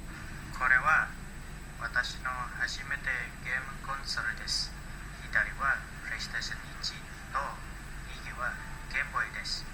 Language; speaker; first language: Japanese; non-native, learner; Indonesian